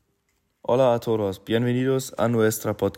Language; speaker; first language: Spanish; non-native, learner; German